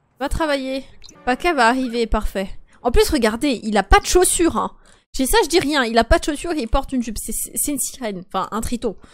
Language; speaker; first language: French; early bilingual, other home language; Polish